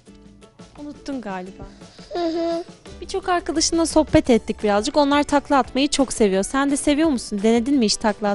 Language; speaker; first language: Turkish; native; Turkish